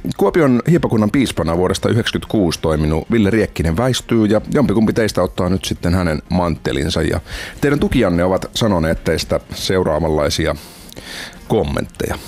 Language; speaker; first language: Finnish; native; Finnish